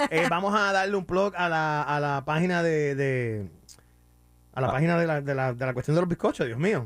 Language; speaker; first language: Spanish; native; Spanish